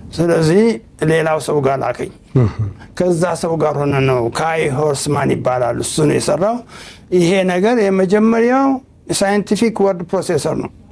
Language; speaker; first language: Amharic; native; Amharic